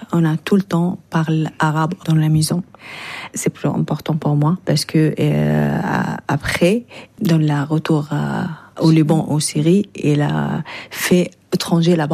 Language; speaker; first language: French; non-native, learner; Arabic